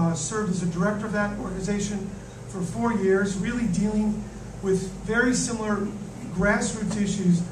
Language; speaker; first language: English; native; English